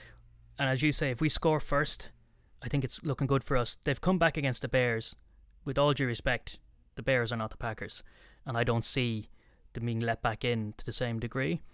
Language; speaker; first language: English; native; English